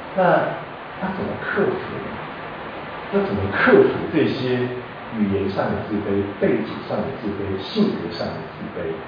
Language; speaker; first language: Chinese; non-native, local second language; Min Nan Chinese